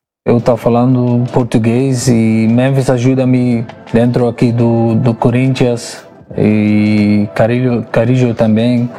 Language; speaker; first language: Portuguese; non-native, learner; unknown